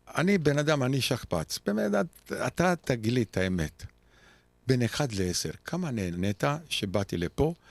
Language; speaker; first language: Hebrew; non-native, fluent; Romanian